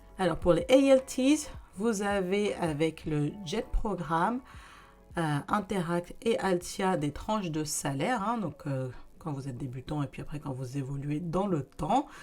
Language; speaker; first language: French; native; French